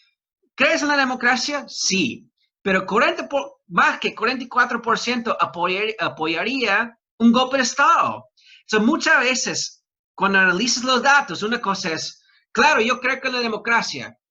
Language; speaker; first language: Spanish; non-native, fluent; English